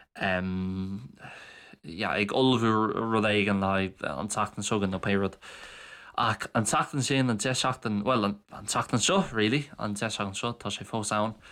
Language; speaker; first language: Irish; native; Irish